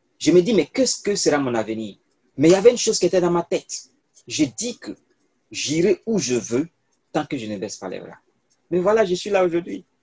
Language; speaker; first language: French; non-native, local second language; Mossi